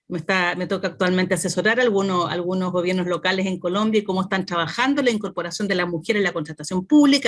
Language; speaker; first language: Spanish; native; Spanish